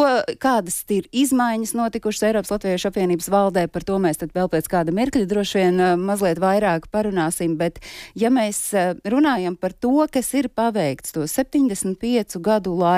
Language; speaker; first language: Latvian; native; Latvian